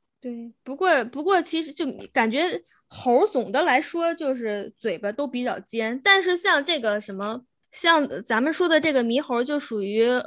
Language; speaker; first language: Chinese; native; Chinese